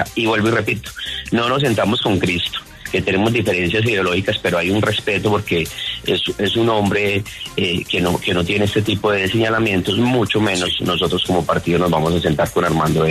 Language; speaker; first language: Spanish; native; Spanish